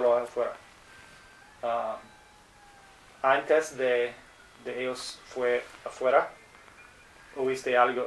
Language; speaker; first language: Spanish; non-native, learner; English